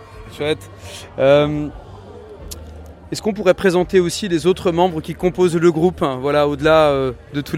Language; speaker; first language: French; native; French